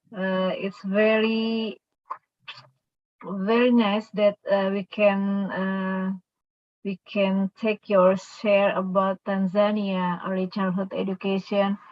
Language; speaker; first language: English; non-native, local second language; Indonesian